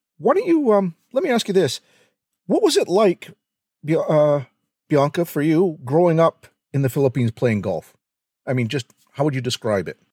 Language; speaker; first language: English; native; English